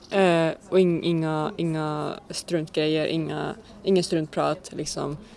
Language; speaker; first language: Swedish; non-native, local second language; Finnish